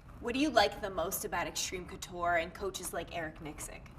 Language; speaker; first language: English; native; English